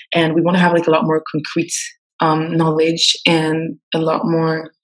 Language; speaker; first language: English; non-native, fluent; French